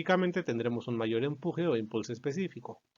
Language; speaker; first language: Spanish; native; Spanish